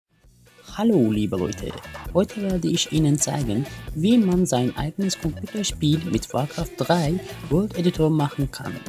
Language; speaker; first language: German; non-native, learner; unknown